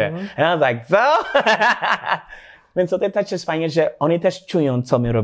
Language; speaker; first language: Polish; non-native, learner; English